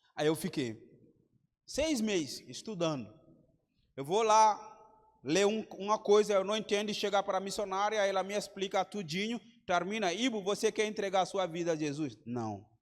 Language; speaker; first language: Portuguese; non-native, fluent; Mandingo